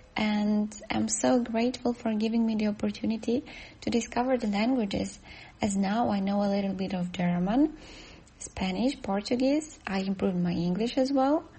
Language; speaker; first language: English; non-native, fluent; Ukrainian